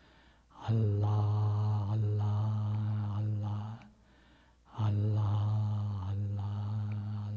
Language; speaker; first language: Japanese; non-native, learner; Bangla